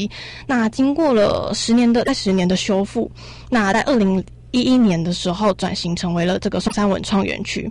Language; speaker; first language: Chinese; native; Chinese